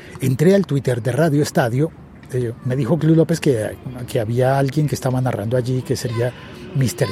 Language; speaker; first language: Spanish; native; Spanish